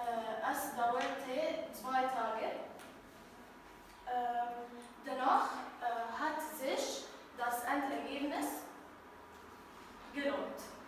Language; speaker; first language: German; non-native, learner; Arabic